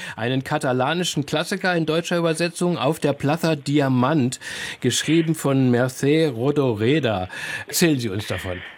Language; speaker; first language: German; native; German